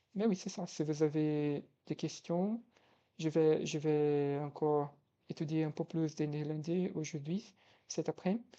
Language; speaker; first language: French; non-native, fluent; Portuguese